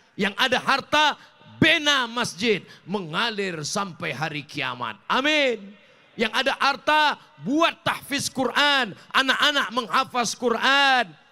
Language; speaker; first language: Malay; native; Malay